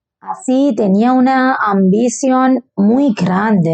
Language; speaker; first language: Spanish; non-native, learner; Bangla